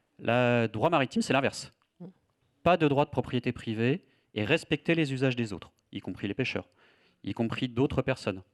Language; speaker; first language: French; native; French